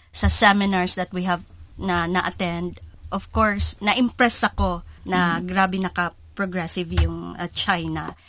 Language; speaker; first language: Filipino; non-native, local second language; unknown